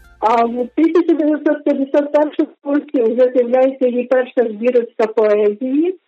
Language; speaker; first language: Ukrainian; native; Ukrainian